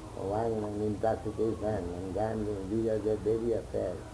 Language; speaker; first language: English; non-native, local second language; Hindi